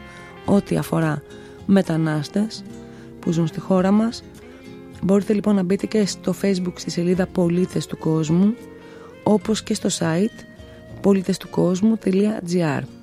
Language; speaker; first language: Greek; native; Greek